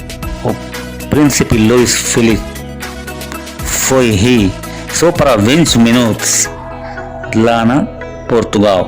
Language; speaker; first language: Portuguese; non-native, learner; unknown